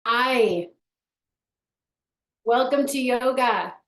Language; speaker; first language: English; native; English